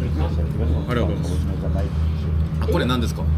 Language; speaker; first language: Japanese; non-native, learner; Korean